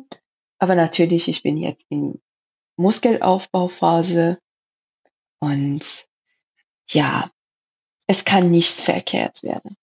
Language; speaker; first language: German; non-native, learner; Persian